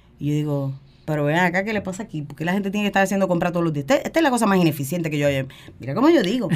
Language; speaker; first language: Spanish; native; Spanish